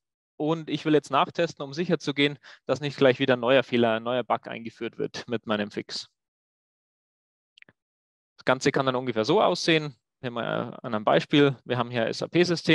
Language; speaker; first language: German; native; German